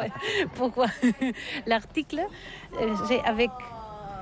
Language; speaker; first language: French; non-native, learner; Catalan